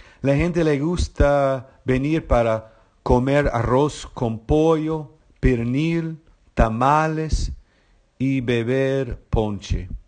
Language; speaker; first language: Spanish; non-native, fluent; English